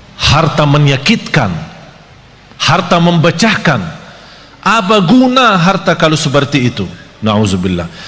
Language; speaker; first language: Malay; non-native, fluent; Arabic